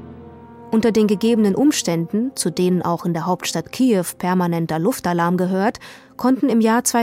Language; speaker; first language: German; native; German